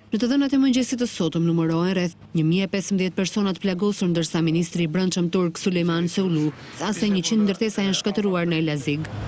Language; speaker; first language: Albanian; native; Albanian